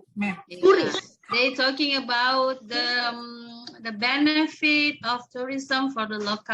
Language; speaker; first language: English; non-native, learner; Indonesian